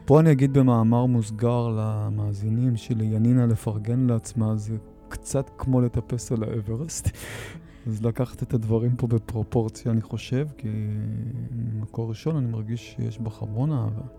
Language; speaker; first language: Hebrew; native; Hebrew